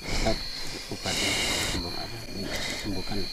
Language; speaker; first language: Indonesian; native; Indonesian